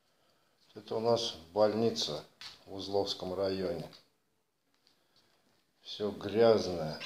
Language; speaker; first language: Russian; native; Russian